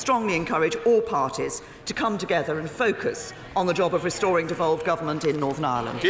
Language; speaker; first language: English; native; English